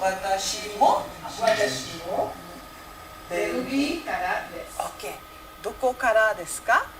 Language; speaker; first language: Japanese; early bilingual, heritage; Japanese